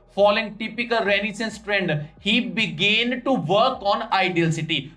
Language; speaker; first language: Hindi; non-native, local second language; Punjabi